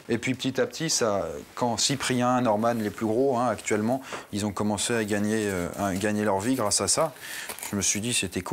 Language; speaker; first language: French; native; French